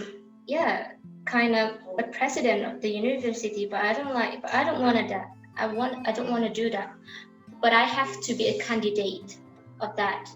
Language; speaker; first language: English; non-native, learner; Indonesian